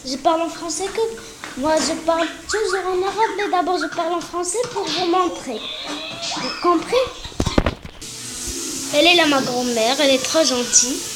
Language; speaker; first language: French; non-native, learner; Arabic